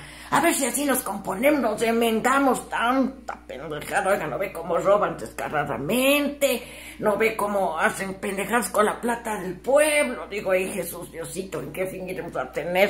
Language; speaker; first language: Spanish; native; Spanish